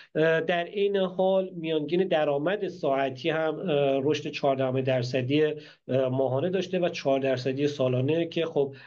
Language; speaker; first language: Persian; native; Persian